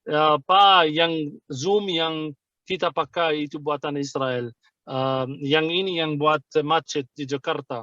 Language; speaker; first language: Indonesian; non-native, fluent; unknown